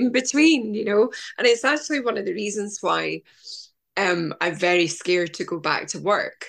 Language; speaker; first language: English; native; English